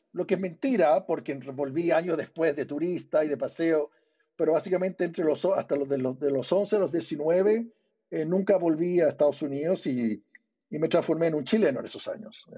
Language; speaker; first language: Spanish; early bilingual, other home language; English